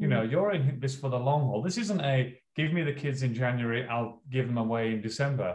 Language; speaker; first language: English; native; English